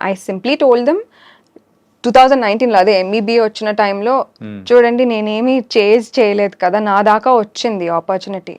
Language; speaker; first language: Telugu; native; Telugu